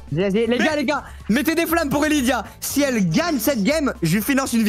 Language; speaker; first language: French; native; French